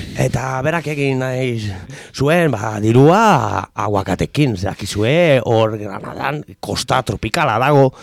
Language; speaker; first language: Basque; non-native, local second language; Spanish